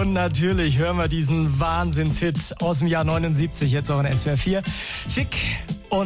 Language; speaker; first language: German; native; German